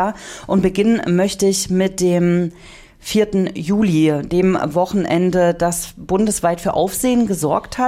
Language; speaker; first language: German; native; German